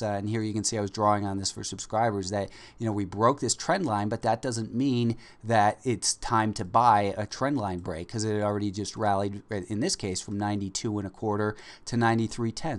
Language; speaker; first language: English; native; English